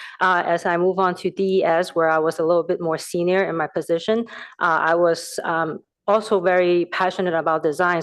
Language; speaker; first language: English; non-native, fluent; Chinese